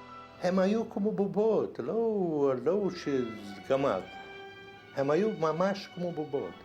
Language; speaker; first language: Hebrew; non-native, fluent; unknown